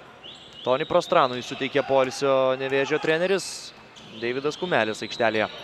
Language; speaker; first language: Lithuanian; native; Lithuanian